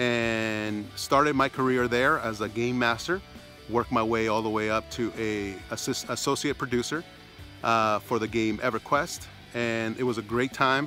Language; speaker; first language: English; early bilingual, other home language; Spanish